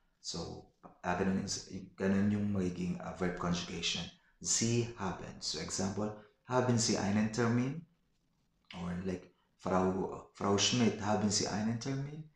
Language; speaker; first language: German; non-native, learner; Filipino